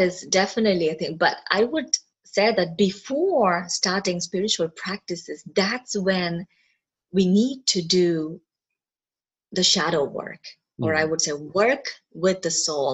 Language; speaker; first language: English; non-native, local second language; Malayalam